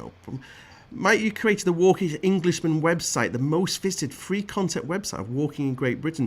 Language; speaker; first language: English; native; English